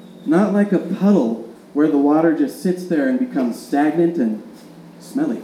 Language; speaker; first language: English; native; English